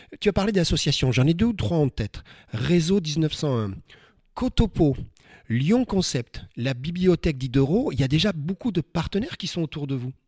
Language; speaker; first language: French; native; French